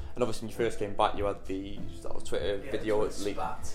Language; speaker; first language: English; native; English